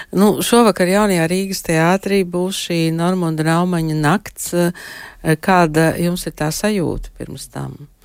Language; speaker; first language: Latvian; native; Latvian